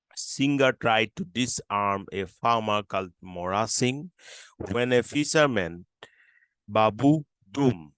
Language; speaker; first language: English; non-native, local second language; Assamese